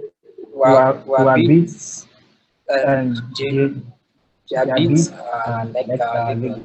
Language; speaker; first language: French; non-native, learner; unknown